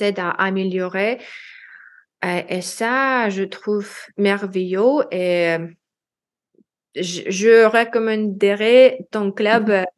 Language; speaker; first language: French; non-native, learner; Russian